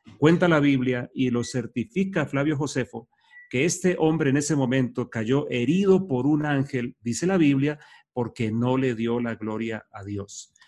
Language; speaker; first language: Spanish; native; Spanish